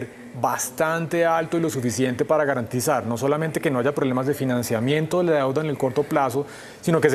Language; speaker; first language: Spanish; native; Spanish